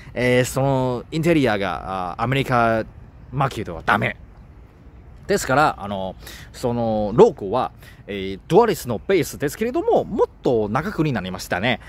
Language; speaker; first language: Japanese; non-native, learner; Chinese